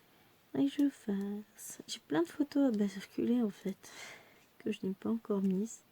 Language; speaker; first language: French; native; French